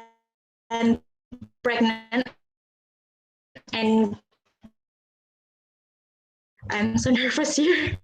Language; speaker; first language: English; non-native, learner; Indonesian